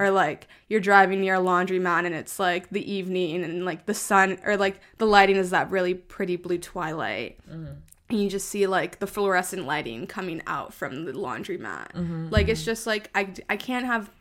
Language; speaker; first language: English; early bilingual, other home language; Spanish